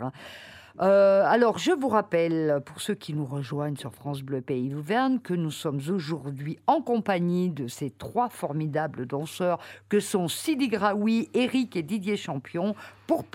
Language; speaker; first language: French; native; French